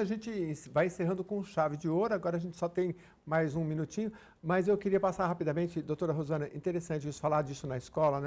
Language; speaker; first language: Portuguese; native; Portuguese